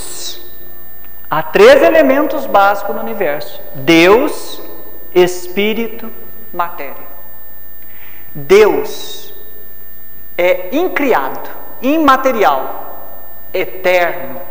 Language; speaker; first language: Portuguese; native; Portuguese